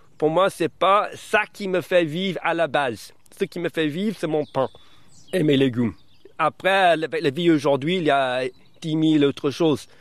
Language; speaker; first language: French; non-native, fluent; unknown